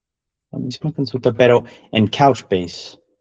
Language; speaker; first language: Spanish; non-native, learner; English